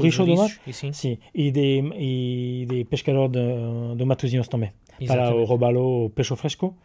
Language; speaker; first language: Portuguese; non-native, learner; French